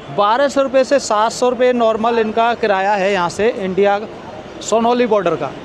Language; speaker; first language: Hindi; native; Hindi